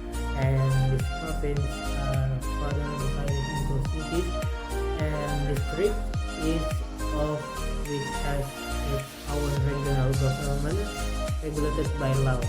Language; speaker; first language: English; non-native, learner; Indonesian